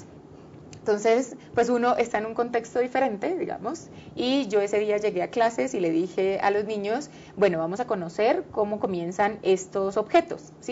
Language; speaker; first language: Spanish; native; Spanish